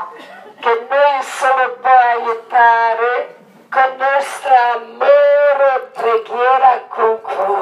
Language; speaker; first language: Italian; non-native, learner; Croatian